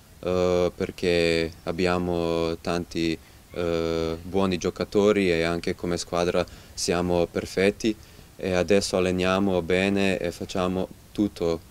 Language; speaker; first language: Italian; non-native, learner; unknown